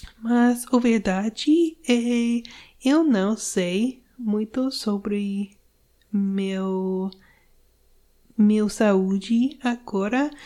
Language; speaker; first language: Portuguese; non-native, learner; English